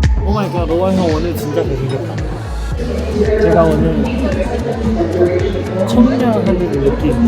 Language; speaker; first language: Korean; non-native, learner; Chinese